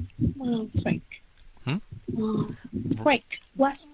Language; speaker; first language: English; non-native, learner; Vietnamese